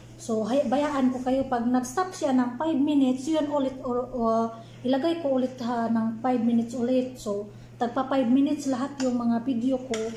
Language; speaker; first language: Filipino; non-native, local second language; Cebuano